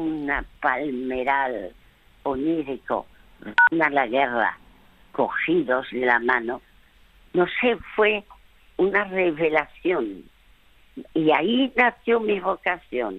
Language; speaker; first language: Spanish; early bilingual, other home language; French